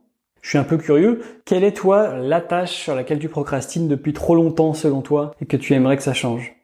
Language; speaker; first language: French; native; French